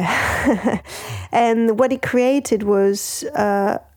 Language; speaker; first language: English; non-native, fluent; French